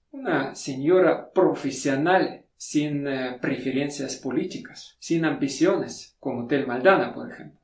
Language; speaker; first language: Spanish; non-native, fluent; Russian